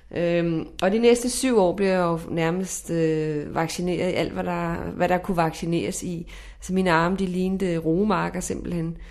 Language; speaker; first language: Danish; native; Danish